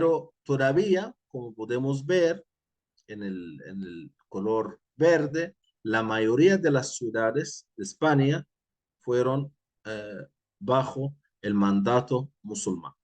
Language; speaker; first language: Spanish; non-native, fluent; Arabic